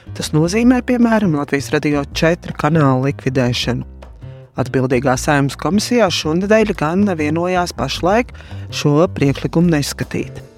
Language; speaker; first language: Latvian; native; Latvian